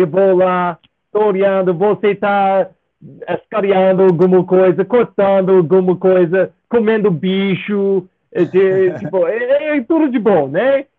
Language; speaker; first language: Portuguese; non-native, fluent; English